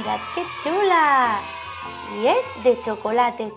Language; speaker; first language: Spanish; native; Spanish